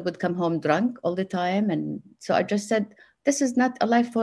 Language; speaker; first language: English; non-native, fluent; Arabic